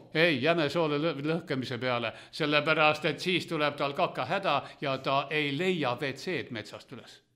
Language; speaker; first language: Estonian; non-native, local second language; Russian